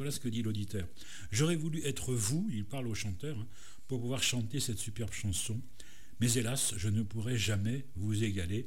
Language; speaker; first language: French; native; French